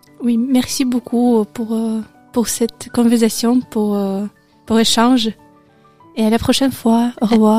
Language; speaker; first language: French; non-native, learner; Russian